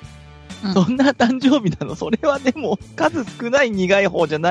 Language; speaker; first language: Japanese; native; Japanese